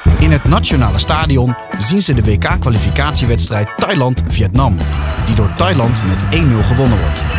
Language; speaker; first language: Dutch; native; Dutch